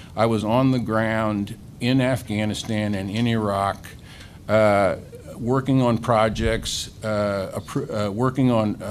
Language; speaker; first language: English; native; English